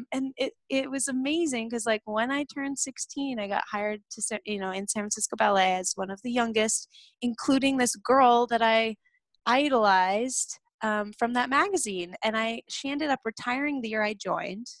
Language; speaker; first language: English; native; English